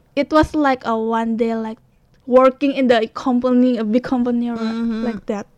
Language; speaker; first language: English; non-native, learner; Indonesian